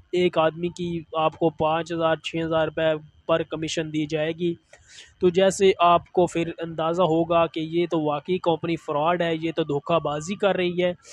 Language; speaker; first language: Urdu; non-native, local second language; Punjabi